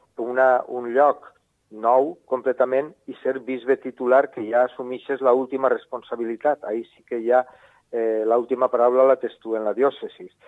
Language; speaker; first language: Catalan; native; Catalan